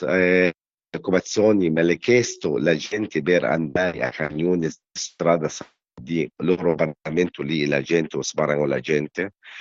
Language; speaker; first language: Italian; non-native, learner; Arabic